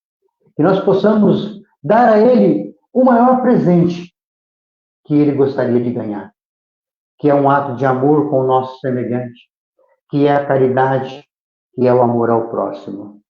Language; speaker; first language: Portuguese; native; Portuguese